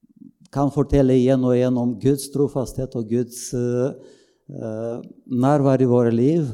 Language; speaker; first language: Norwegian; non-native, fluent; Bulgarian